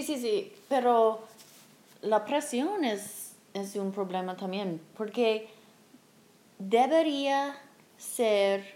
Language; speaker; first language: Spanish; non-native, learner; English